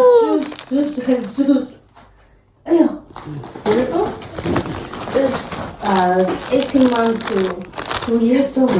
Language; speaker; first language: English; non-native, learner; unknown